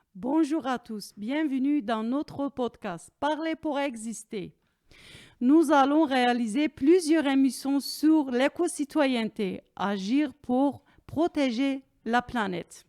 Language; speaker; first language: French; non-native, learner; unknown